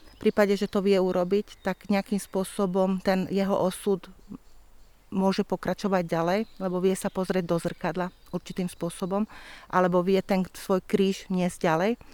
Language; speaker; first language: Slovak; non-native, local second language; Hungarian